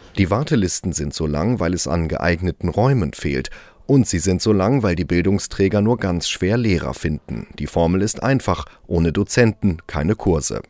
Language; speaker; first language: German; native; German